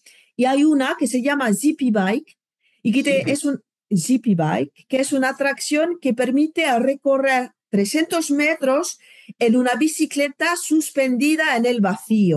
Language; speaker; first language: Spanish; non-native, fluent; French